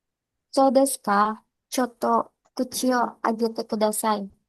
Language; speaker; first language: Japanese; non-native, learner; Indonesian